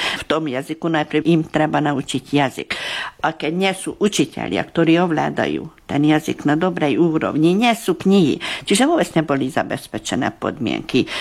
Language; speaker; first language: Slovak; early bilingual, heritage; Slovak